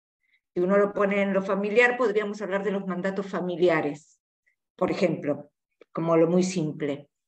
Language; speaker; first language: Spanish; native; Spanish